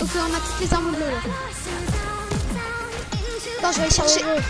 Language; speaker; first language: French; native; French